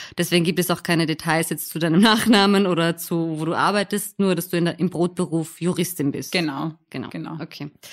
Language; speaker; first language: German; native; German